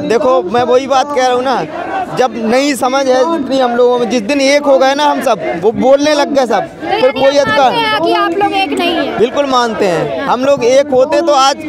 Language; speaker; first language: Hindi; native; Hindi